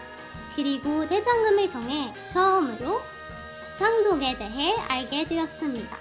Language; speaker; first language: Korean; non-native, fluent; Arabic